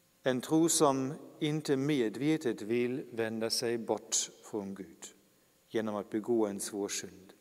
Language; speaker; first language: Swedish; non-native, fluent; German